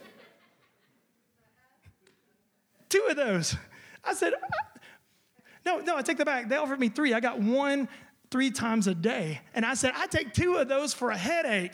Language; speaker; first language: English; native; English